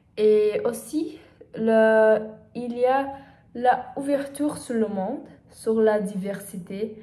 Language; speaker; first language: French; non-native, learner; Portuguese